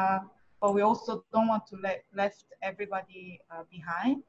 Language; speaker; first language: English; non-native, fluent; Korean